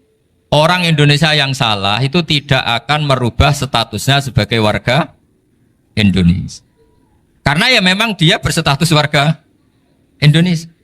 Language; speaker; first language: Indonesian; non-native, local second language; Javanese